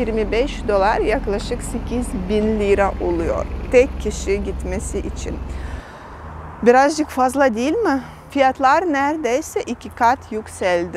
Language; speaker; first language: Turkish; non-native, fluent; Russian